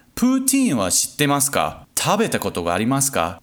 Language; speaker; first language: Japanese; non-native, learner; English